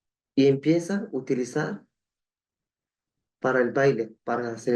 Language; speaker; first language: Spanish; non-native, local second language; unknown